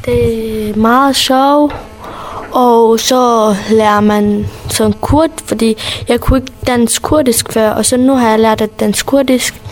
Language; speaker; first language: Danish; early bilingual, other home language; Kurdish